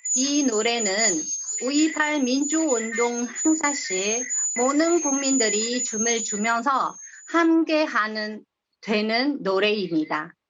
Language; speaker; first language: Korean; non-native, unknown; Chinese